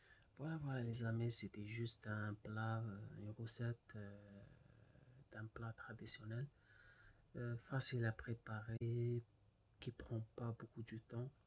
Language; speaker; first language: French; non-native, local second language; Arabic